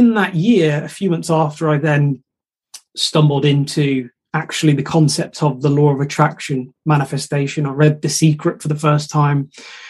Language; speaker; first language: English; native; English